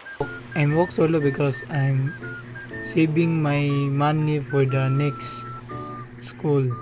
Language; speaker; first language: English; non-native, learner; Cebuano